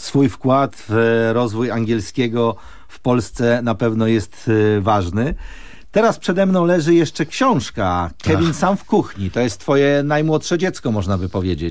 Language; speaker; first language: Polish; native; Polish